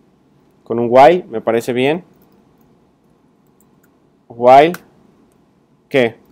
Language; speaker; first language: Spanish; native; Spanish